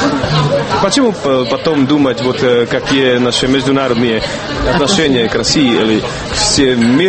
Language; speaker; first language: Russian; non-native, learner; Czech